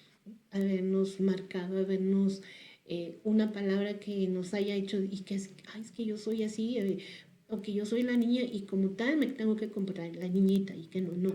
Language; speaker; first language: Spanish; native; Spanish